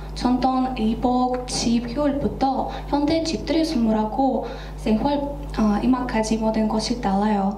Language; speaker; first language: Korean; non-native, learner; Russian